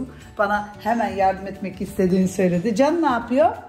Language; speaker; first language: Turkish; early bilingual, heritage; Turkish